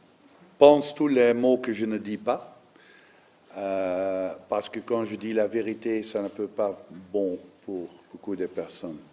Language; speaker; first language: French; non-native, learner; Dutch